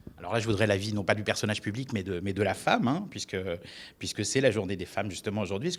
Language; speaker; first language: French; native; French